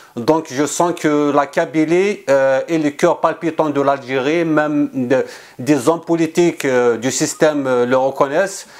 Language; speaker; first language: French; non-native, local second language; Kabyle